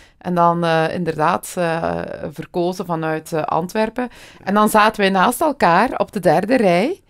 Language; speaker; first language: Dutch; early bilingual, other home language; Kurdish